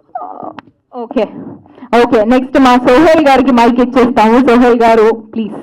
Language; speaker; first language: Telugu; native; Telugu